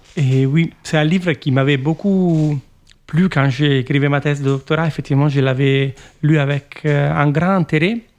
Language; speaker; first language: French; non-native, fluent; Italian